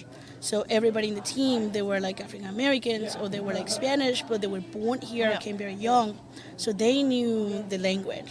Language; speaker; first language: English; non-native, fluent; Spanish